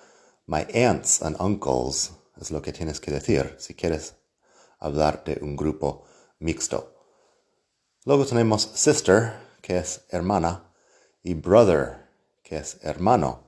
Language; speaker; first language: Spanish; non-native, fluent; English